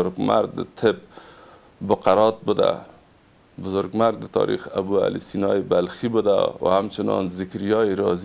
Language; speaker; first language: Persian; native; Persian